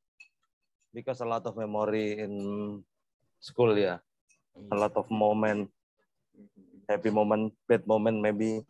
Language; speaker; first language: English; non-native, learner; Indonesian